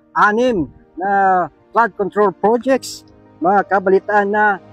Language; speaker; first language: Filipino; non-native, local second language; Bikol